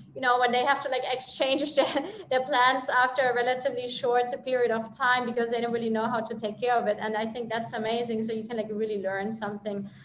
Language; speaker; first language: English; non-native, fluent; German